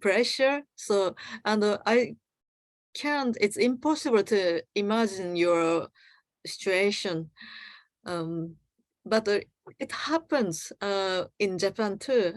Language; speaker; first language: English; non-native, learner; Japanese